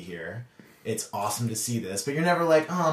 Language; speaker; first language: English; native; English